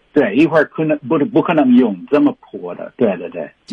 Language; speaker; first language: Chinese; non-native, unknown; English